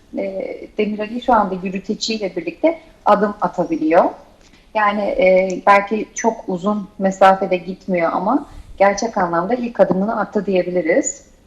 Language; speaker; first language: Turkish; native; Turkish